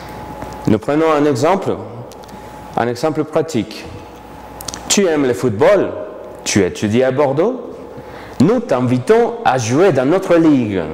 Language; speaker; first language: French; non-native, fluent; Spanish